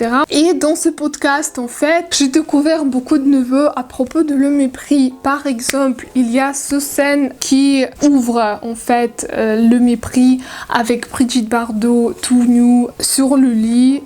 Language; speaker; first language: French; non-native, learner; Russian